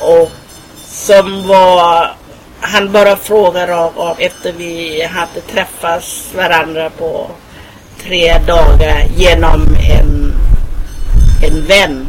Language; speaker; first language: Swedish; non-native, fluent; Thai